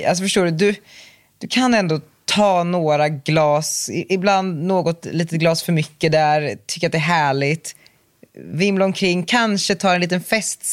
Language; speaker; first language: Swedish; native; Swedish